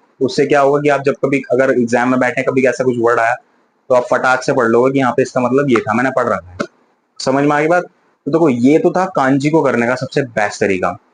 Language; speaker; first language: Hindi; native; Hindi